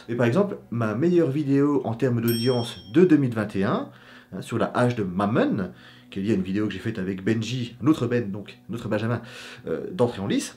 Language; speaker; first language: French; native; French